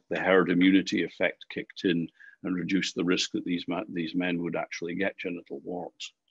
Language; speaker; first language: English; native; English